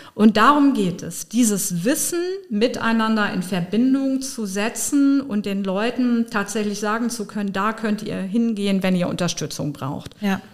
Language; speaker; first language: German; native; German